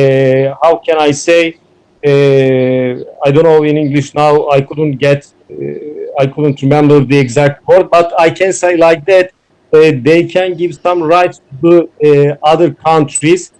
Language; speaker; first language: English; non-native, fluent; Turkish